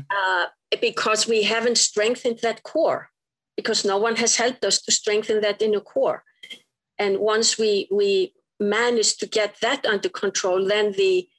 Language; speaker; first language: English; non-native, fluent; Icelandic